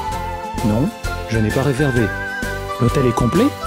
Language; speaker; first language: French; non-native, learner; Azerbaijani